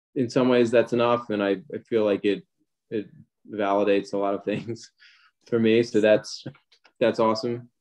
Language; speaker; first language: English; native; English